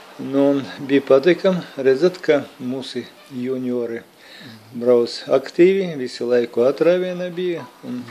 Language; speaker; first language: Latvian; non-native, local second language; Russian